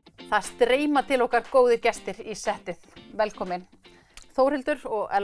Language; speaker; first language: Icelandic; native; Icelandic